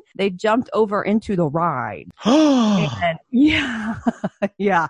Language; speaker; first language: English; native; English